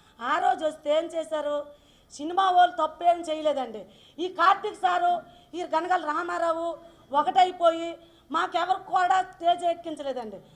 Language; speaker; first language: Telugu; native; Telugu